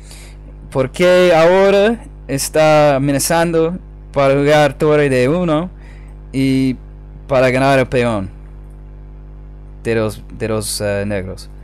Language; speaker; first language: Spanish; non-native, fluent; English